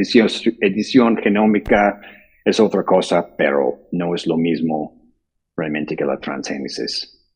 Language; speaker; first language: Spanish; non-native, fluent; English